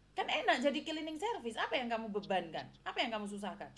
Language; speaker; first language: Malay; non-native, local second language; Javanese